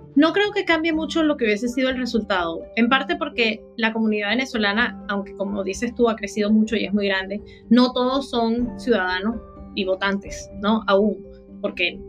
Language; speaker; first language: Spanish; native; Spanish